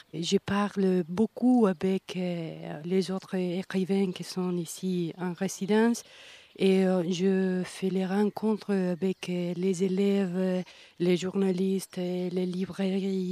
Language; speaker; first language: French; non-native, fluent; Spanish